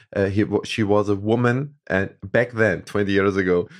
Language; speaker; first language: English; non-native, fluent; German